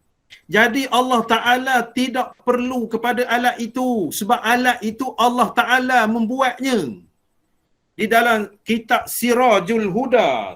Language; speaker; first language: Malay; native; Malay